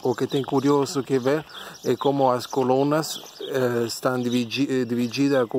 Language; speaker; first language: Portuguese; non-native, learner; Italian